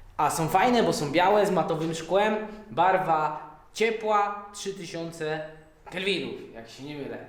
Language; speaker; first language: Polish; native; Polish